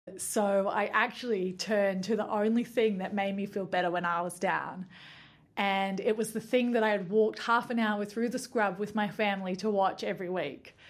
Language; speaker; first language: English; native; English